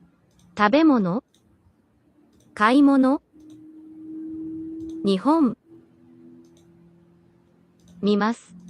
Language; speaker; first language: Japanese; non-native, learner; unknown